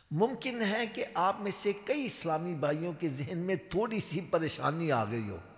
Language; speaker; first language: Urdu; native; Urdu